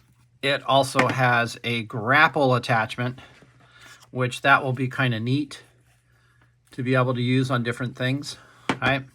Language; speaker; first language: English; native; English